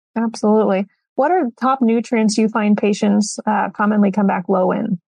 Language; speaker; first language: English; native; English